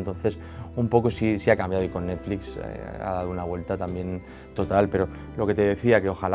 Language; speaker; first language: Spanish; native; Spanish